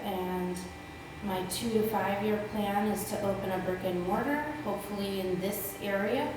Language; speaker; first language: English; native; English